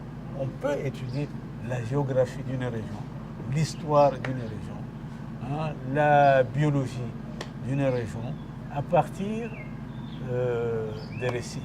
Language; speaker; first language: French; non-native, local second language; Luba-Lulua